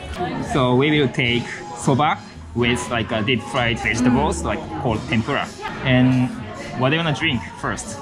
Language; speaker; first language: English; non-native, fluent; Japanese